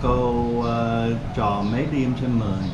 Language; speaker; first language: Vietnamese; non-native, learner; English